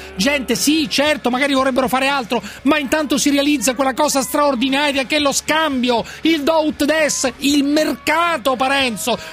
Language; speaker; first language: Italian; native; Italian